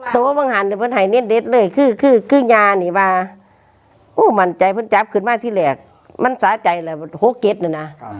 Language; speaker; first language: Thai; native; Thai